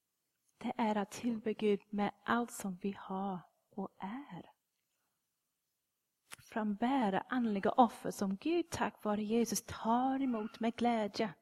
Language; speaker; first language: Swedish; non-native, fluent; English